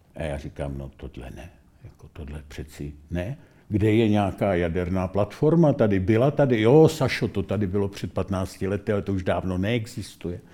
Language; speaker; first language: Czech; native; Czech